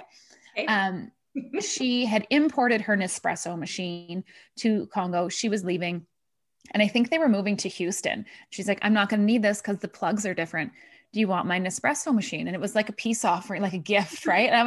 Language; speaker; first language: English; native; English